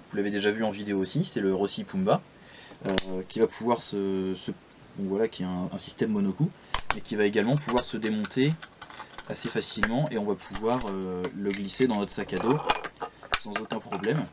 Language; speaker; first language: French; native; French